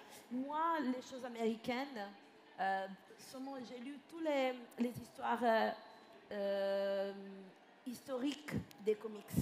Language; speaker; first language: French; non-native, fluent; Italian